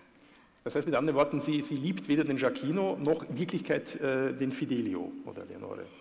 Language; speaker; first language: German; native; German